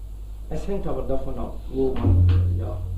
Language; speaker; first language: German; non-native, fluent; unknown